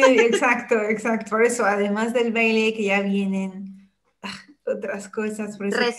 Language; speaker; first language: Spanish; non-native, fluent; French